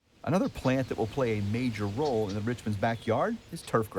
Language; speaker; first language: English; native; English